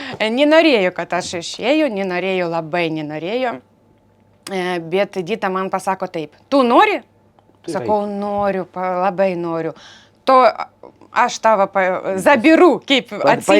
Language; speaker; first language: Lithuanian; non-native, learner; Ukrainian